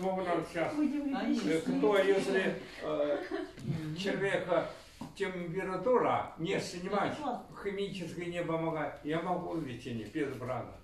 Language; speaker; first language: Russian; non-native, learner; Chinese